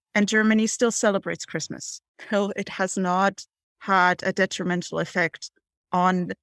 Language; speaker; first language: English; non-native, fluent; German